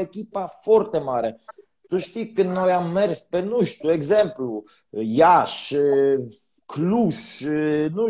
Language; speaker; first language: Romanian; non-native, learner; Polish